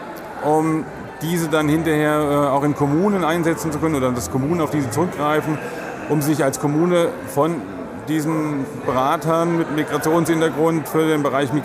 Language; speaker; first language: German; native; German